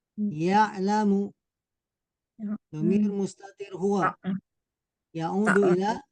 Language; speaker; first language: Arabic; non-native, fluent; Indonesian